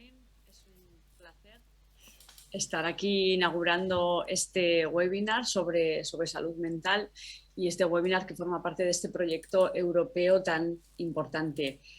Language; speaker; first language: Spanish; native; Spanish